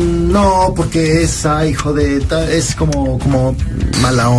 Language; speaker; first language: Spanish; native; Spanish